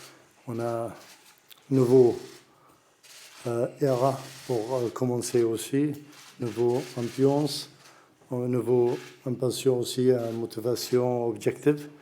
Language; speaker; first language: French; non-native, learner; Arabic